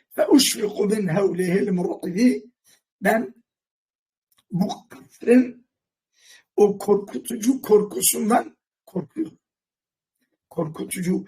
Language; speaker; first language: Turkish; non-native, local second language; Kurdish